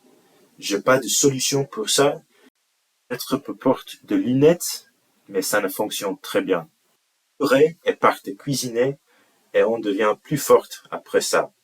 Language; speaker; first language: French; non-native, learner; English